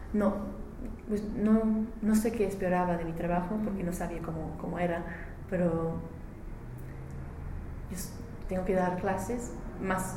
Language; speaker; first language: Spanish; non-native, learner; English